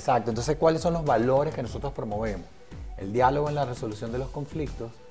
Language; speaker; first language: Spanish; native; Spanish